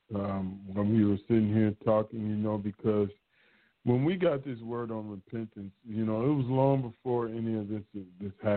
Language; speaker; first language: English; native; English